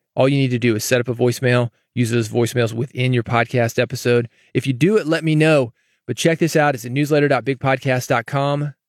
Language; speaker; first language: English; native; English